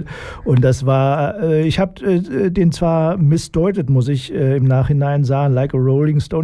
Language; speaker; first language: German; native; German